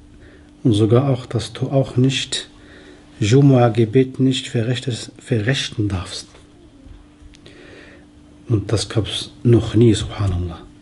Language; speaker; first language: German; non-native, fluent; Arabic